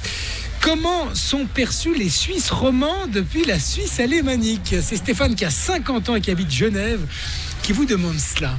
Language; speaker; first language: French; native; French